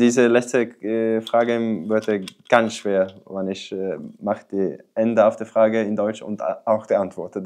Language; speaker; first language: German; non-native, learner; Swedish